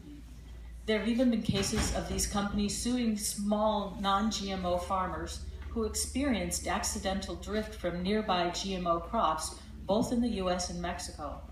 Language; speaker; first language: English; native; English